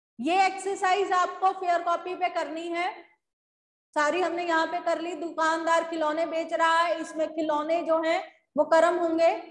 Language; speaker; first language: Hindi; native; Hindi